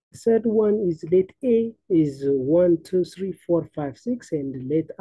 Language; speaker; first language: English; non-native, local second language; Amharic